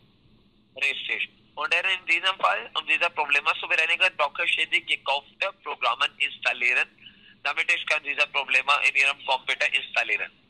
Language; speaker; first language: German; non-native, learner; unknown